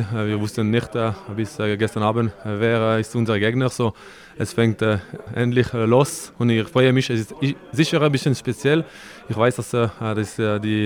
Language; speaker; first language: German; non-native, local second language; French